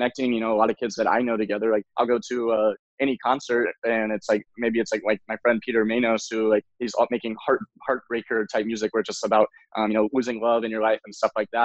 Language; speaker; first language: English; native; English